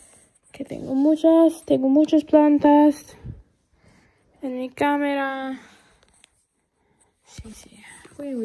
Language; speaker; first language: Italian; non-native, learner; English